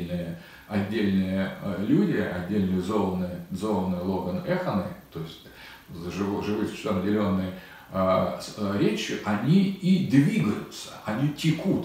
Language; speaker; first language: Russian; native; Russian